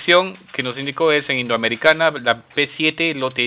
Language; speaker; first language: Spanish; native; Spanish